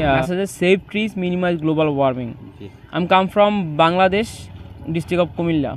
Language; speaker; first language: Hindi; non-native, learner; Bangla